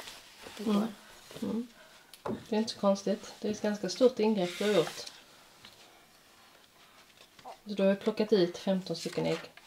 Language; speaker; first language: Swedish; native; Swedish